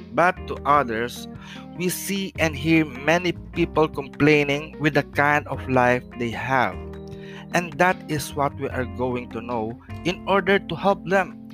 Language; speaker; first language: English; non-native, local second language; Filipino